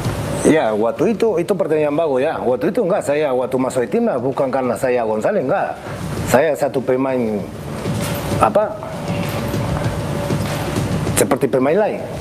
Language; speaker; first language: Indonesian; non-native, fluent; Spanish